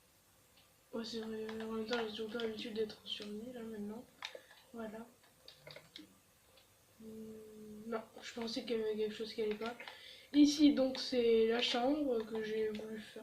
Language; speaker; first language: French; native; French